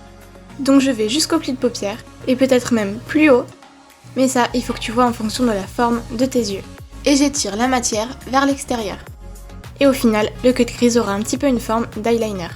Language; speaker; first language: French; native; French